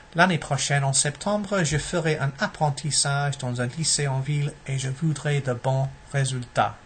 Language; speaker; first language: French; non-native, fluent; English